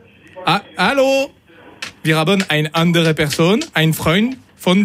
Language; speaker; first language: German; non-native, local second language; French